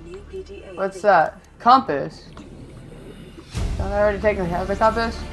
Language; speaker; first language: English; native; English